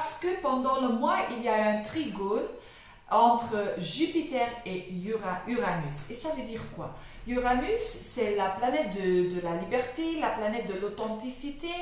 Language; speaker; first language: French; non-native, local second language; Dutch